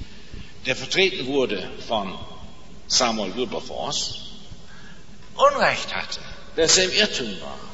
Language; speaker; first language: German; non-native, fluent; English